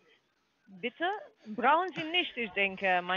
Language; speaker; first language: German; non-native, learner; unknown